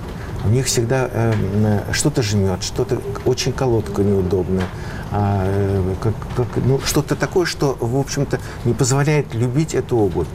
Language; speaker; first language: Russian; native; Russian